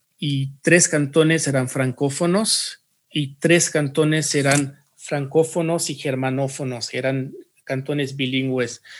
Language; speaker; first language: Spanish; early bilingual, heritage; Spanish